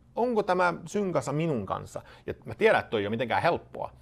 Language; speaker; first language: Finnish; non-native, fluent; Swedish